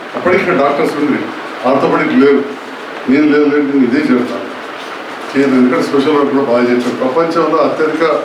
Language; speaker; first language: Telugu; native; Telugu